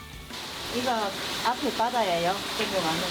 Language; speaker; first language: Korean; non-native, learner; Chinese